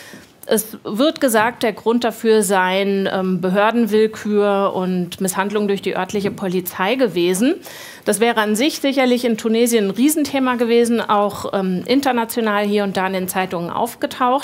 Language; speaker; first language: German; native; German